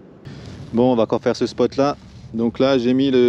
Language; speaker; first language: French; native; French